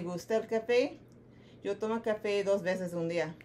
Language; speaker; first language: Spanish; non-native, learner; English